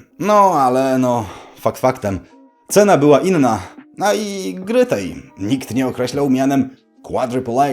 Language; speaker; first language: Polish; native; Polish